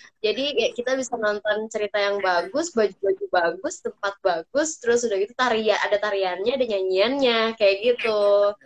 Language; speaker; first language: Indonesian; native; Indonesian